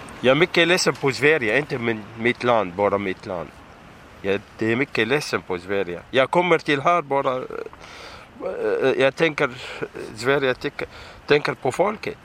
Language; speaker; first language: Swedish; non-native, learner; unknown